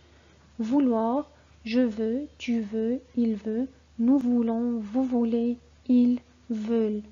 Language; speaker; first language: French; non-native, fluent; Arabic